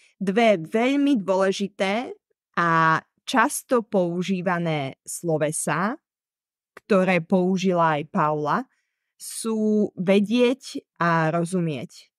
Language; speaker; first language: Slovak; native; Slovak